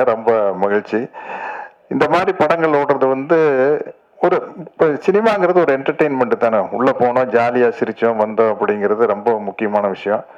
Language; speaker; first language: Tamil; native; Tamil